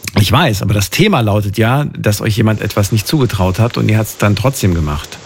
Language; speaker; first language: German; native; German